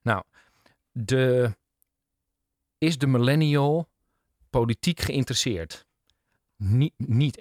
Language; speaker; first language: Dutch; native; Dutch